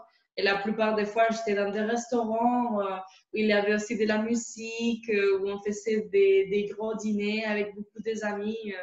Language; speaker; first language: French; non-native, fluent; Spanish